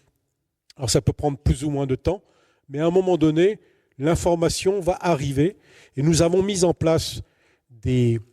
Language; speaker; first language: French; native; French